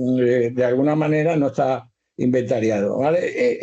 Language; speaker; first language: Spanish; native; Spanish